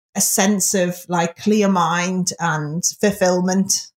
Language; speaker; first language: English; native; English